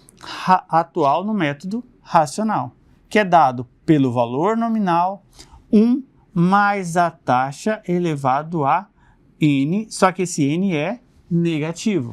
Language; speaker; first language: Portuguese; native; Portuguese